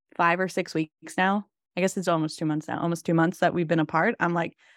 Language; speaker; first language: English; native; English